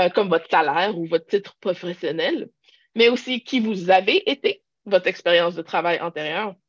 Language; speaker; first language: French; native; French